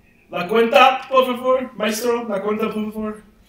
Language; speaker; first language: Spanish; non-native, learner; English